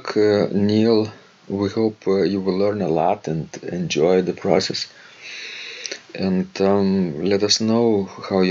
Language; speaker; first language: English; non-native, fluent; Lithuanian